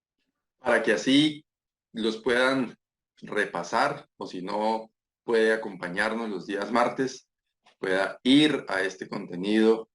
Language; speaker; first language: Spanish; native; Spanish